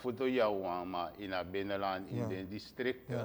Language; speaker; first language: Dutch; non-native, local second language; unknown